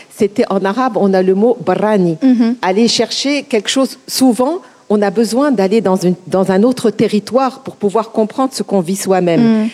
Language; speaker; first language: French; non-native, local second language; Arabic